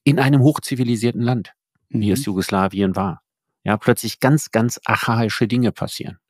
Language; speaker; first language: German; native; German